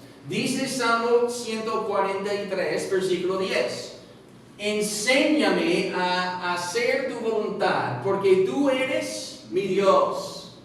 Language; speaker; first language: Spanish; non-native, fluent; English